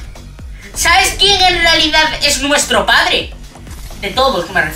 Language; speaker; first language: Spanish; native; Spanish